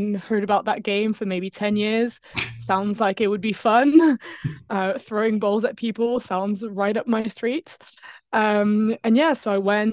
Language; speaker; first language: English; non-native, fluent; French